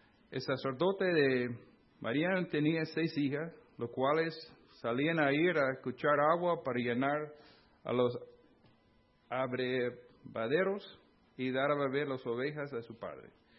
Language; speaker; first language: Spanish; non-native, fluent; English